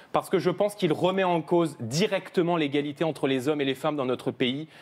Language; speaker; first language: French; native; French